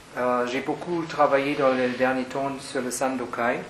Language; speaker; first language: French; non-native, fluent; German